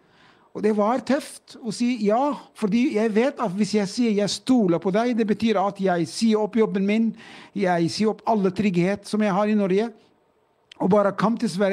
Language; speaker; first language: Norwegian; non-native, fluent; Arabic